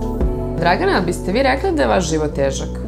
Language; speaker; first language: Serbian; native; Serbian